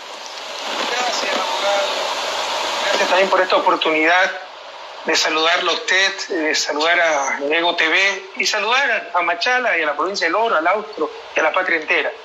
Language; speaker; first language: Spanish; native; Spanish